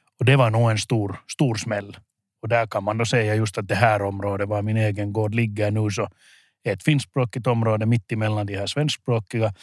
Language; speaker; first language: Swedish; native; Swedish